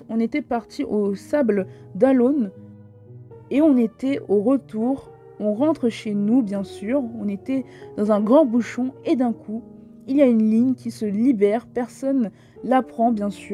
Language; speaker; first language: French; native; French